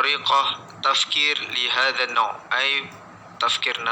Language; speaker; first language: Arabic; non-native, fluent; Malay